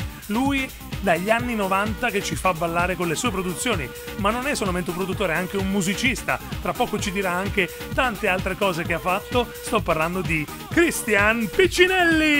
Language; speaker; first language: Italian; native; Italian